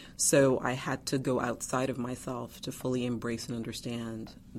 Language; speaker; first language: English; early bilingual, other home language; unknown